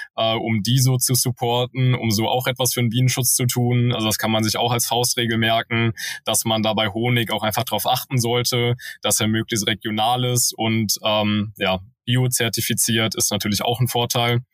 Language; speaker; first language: German; native; German